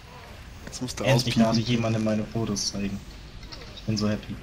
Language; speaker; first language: German; native; German